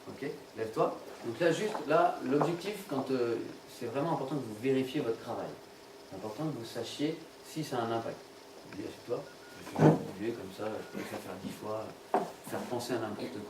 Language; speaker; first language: French; native; French